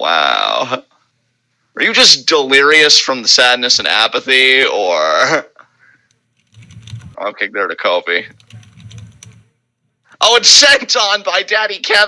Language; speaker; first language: English; native; English